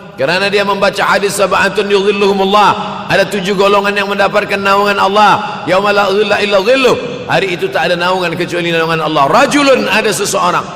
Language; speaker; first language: Malay; native; Malay